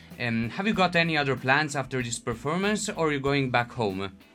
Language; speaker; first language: English; non-native, fluent; Italian